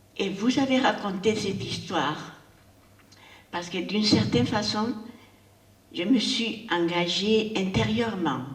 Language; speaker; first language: French; non-native, fluent; Spanish